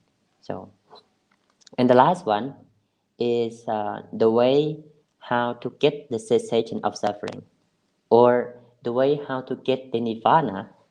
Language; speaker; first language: English; non-native, fluent; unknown